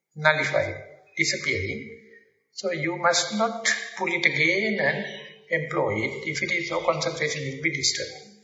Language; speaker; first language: English; non-native, local second language; Sinhala